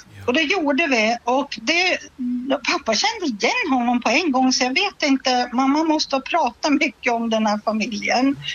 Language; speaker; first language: Swedish; native; Swedish